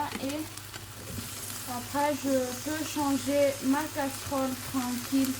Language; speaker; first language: French; non-native, local second language; Malagasy